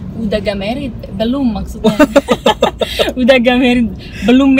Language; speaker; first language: Indonesian; non-native, fluent; French